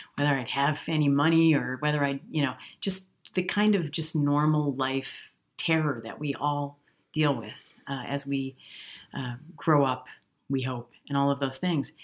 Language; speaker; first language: English; native; English